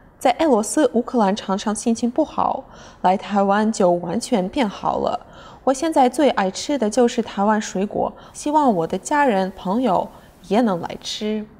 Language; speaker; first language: Chinese; non-native, learner; Russian